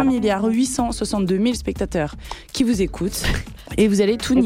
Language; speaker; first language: French; native; French